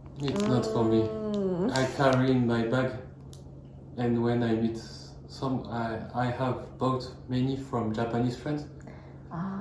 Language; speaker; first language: English; non-native, learner; French